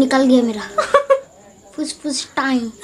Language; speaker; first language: Hindi; non-native, local second language; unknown